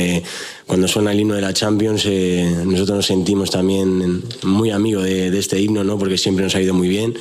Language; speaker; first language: Spanish; native; Spanish